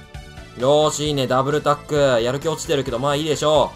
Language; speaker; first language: Japanese; native; Japanese